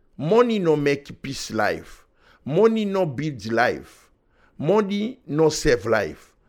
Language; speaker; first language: English; non-native, learner; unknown